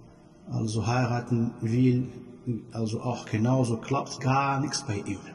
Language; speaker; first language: German; non-native, fluent; Arabic